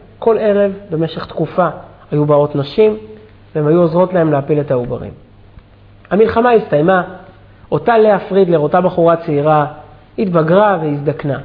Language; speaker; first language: Hebrew; native; Hebrew